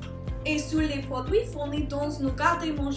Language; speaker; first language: French; non-native, learner; English